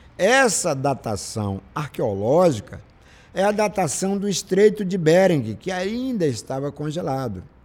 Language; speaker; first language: Portuguese; non-native, local second language; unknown